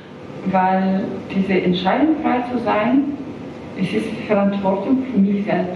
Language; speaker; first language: German; non-native, fluent; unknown